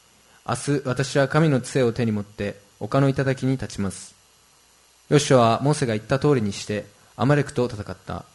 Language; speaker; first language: Japanese; native; Japanese